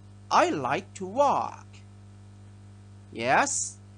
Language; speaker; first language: English; non-native, fluent; Thai